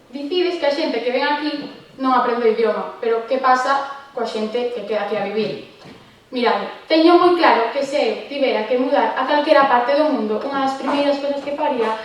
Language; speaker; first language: Galician; non-native, local second language; Spanish